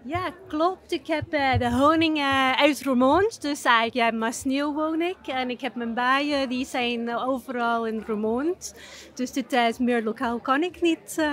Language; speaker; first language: Dutch; non-native, fluent; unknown